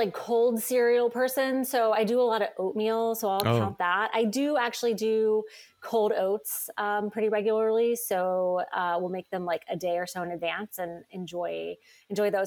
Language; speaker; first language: English; native; English